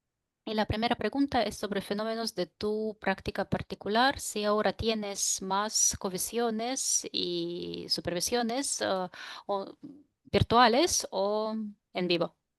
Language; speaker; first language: Spanish; non-native, fluent; Russian